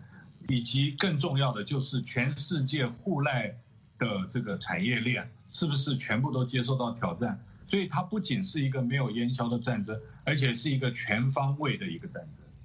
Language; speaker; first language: Chinese; native; Chinese